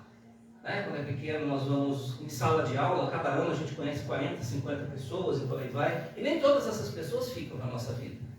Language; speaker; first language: Portuguese; native; Portuguese